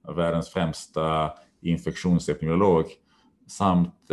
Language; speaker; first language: Swedish; native; Swedish